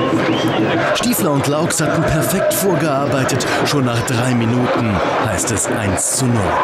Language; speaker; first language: German; native; German